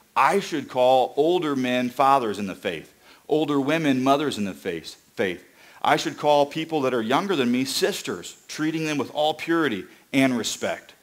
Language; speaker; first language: English; native; English